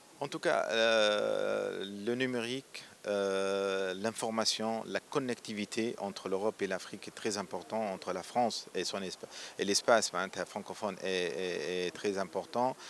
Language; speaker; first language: French; non-native, local second language; Arabic